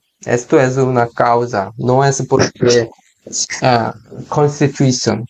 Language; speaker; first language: Spanish; non-native, learner; Korean